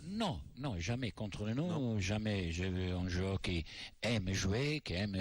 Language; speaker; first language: French; non-native, learner; Italian